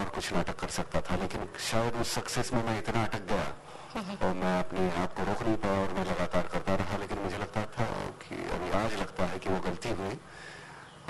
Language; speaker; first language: Hindi; non-native, local second language; Marathi